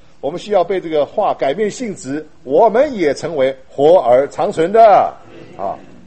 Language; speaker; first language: Chinese; native; Chinese